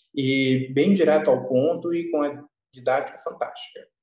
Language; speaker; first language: Portuguese; native; Portuguese